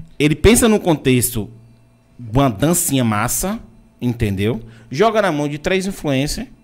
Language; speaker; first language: Portuguese; native; Portuguese